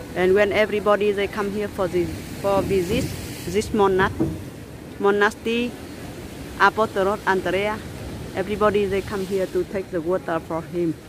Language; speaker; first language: English; non-native, learner; Vietnamese